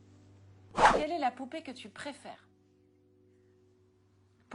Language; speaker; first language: French; native; French